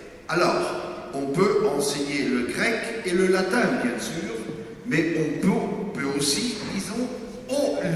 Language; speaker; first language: French; non-native, fluent; German